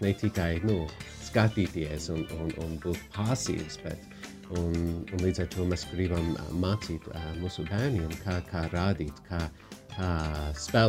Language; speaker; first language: Latvian; non-native, fluent; English